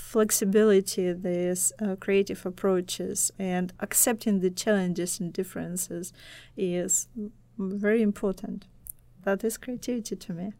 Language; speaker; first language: English; non-native, fluent; Russian